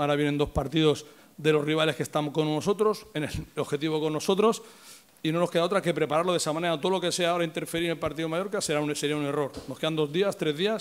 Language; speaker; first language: Spanish; native; Spanish